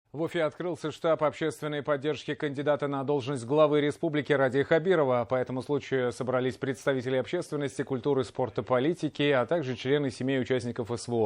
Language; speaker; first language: Russian; native; Russian